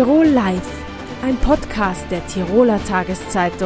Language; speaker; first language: German; native; German